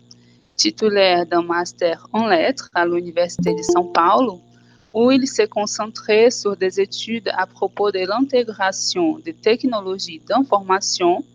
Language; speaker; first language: French; non-native, fluent; Portuguese